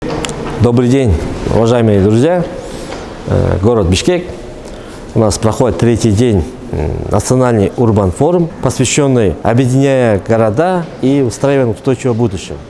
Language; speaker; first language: Russian; non-native, local second language; Kyrgyz